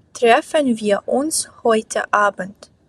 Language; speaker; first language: German; non-native, fluent; Ukrainian